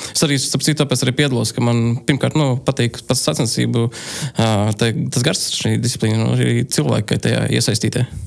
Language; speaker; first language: Latvian; non-native, local second language; Russian